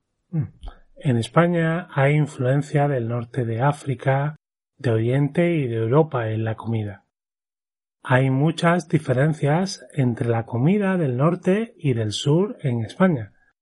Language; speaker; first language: Spanish; native; Spanish